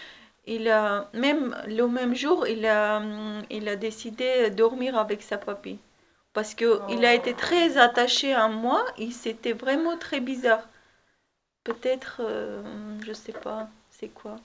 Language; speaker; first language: French; non-native, learner; Armenian